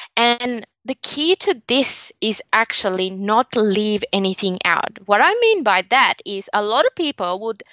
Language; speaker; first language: English; non-native, local second language; Sinhala